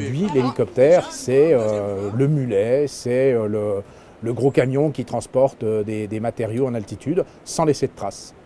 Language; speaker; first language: French; native; French